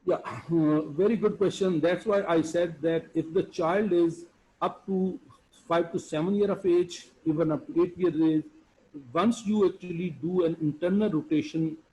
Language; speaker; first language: English; non-native, local second language; Urdu